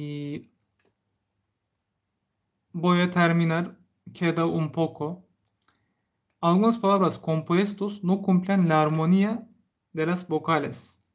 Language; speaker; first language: Spanish; non-native, learner; Turkish